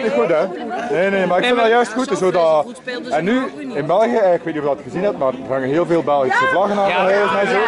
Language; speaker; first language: Dutch; native; Dutch